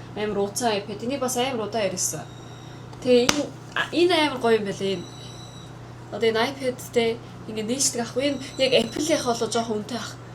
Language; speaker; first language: Mongolian; early bilingual, heritage; Mongolian